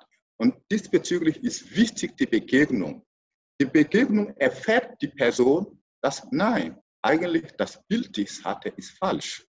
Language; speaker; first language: German; non-native, fluent; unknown